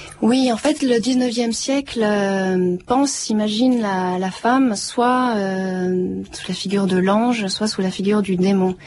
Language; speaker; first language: French; native; French